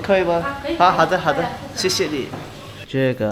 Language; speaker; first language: Chinese; non-native, learner; English